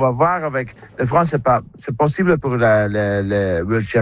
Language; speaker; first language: French; non-native, learner; Dutch